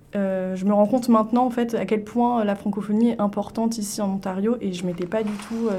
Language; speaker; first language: French; native; French